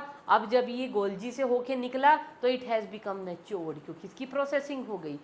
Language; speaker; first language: Hindi; native; Hindi